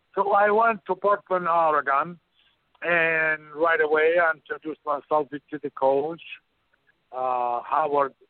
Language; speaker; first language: English; non-native, fluent; Arabic